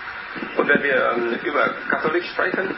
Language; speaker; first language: German; non-native, learner; Vietnamese